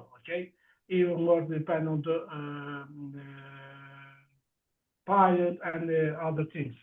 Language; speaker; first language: English; non-native, learner; Turkish